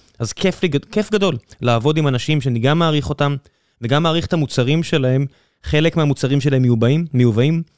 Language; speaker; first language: Hebrew; native; Hebrew